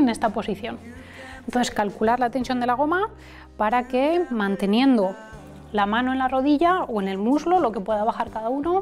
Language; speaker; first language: Spanish; native; Spanish